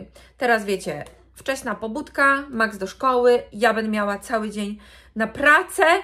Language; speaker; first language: Polish; native; Polish